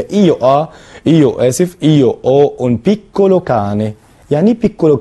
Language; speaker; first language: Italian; non-native, fluent; Arabic